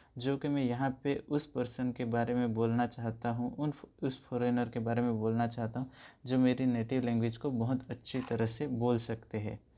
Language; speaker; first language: Hindi; native; Hindi